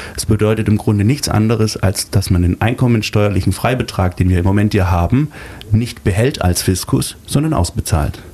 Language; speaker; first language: German; native; German